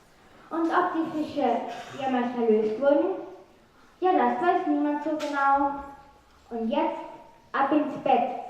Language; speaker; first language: German; native; German